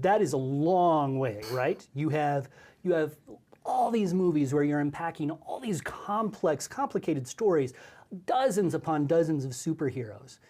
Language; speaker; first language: English; native; English